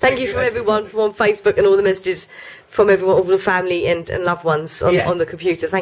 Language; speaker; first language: English; native; English